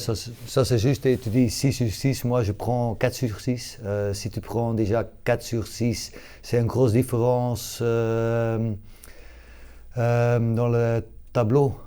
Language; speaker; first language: French; non-native, local second language; Dutch